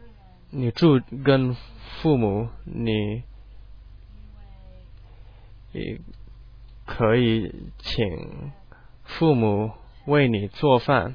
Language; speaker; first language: Chinese; non-native, learner; English